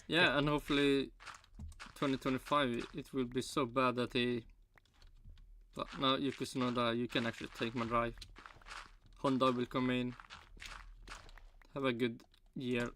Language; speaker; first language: English; non-native, fluent; Swedish